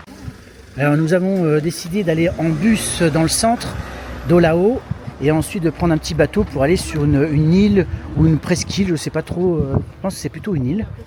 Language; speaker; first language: French; native; French